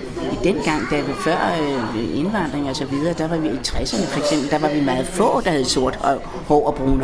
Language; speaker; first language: Danish; native; Danish